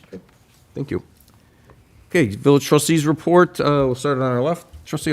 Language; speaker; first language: English; native; English